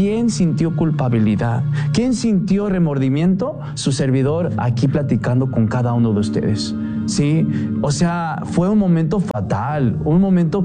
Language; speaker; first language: Spanish; early bilingual, heritage; Spanish